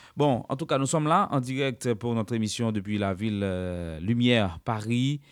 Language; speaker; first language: French; non-native, local second language; Haitian Creole